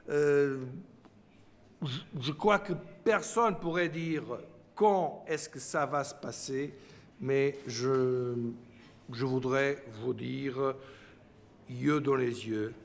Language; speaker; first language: French; non-native, fluent; Portuguese